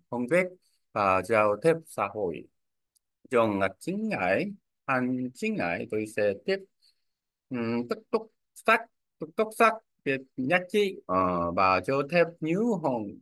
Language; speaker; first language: Vietnamese; non-native, learner; Korean